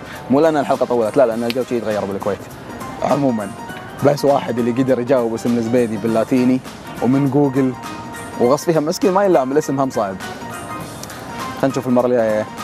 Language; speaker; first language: Arabic; native; Arabic